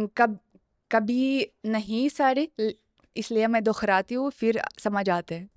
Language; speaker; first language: Hindi; non-native, fluent; Russian